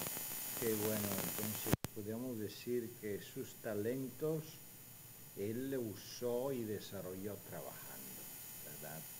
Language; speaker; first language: Spanish; non-native, fluent; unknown